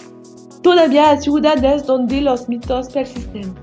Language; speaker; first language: Spanish; non-native, learner; French